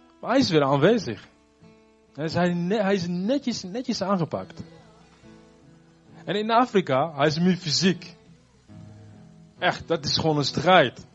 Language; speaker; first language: Dutch; non-native, fluent; Rundi